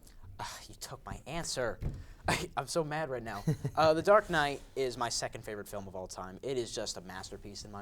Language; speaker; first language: English; native; English